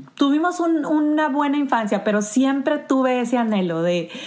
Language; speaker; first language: Spanish; native; Spanish